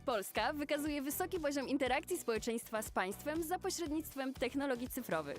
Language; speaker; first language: Polish; native; Polish